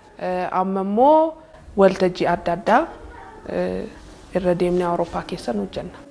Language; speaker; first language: Oromo; early bilingual, heritage; Oromo